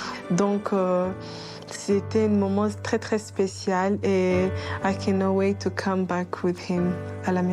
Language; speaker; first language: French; non-native, local second language; Kinyarwanda